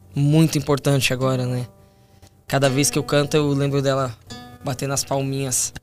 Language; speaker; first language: Portuguese; native; Portuguese